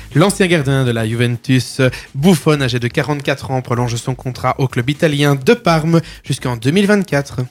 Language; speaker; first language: French; native; French